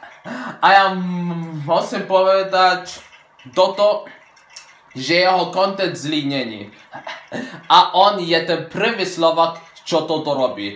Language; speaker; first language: Slovak; early bilingual, heritage; Slovak